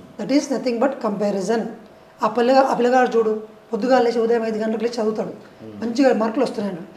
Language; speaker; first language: Telugu; native; Telugu